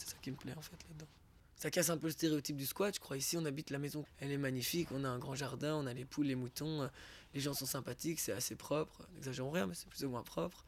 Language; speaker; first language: French; native; French